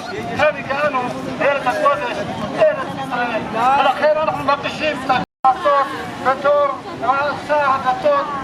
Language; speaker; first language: Hebrew; non-native, fluent; Amharic